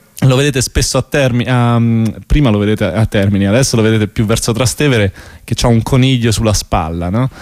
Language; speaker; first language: Italian; native; Italian